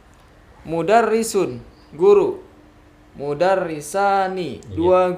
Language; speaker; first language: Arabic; non-native, learner; Indonesian